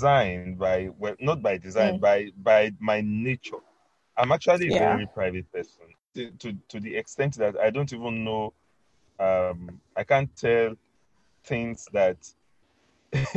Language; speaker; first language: English; non-native, local second language; Yoruba